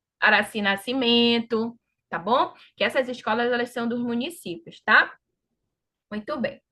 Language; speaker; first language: Portuguese; native; Portuguese